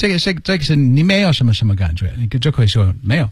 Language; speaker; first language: Chinese; non-native, learner; English